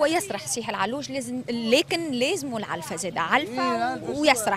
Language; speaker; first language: Arabic; native; Arabic